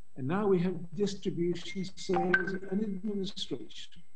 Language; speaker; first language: English; native; English